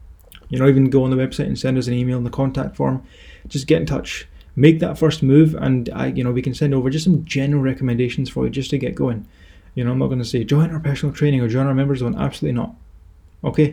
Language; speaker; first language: English; native; English